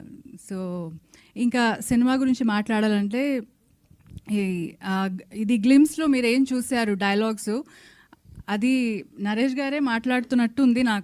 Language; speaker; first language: Telugu; non-native, local second language; Kannada